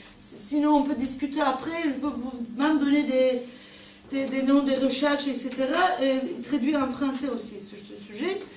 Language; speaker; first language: French; non-native, fluent; Turkish